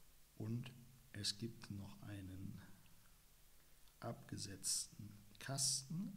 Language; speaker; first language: German; native; German